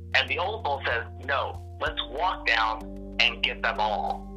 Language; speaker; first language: English; native; English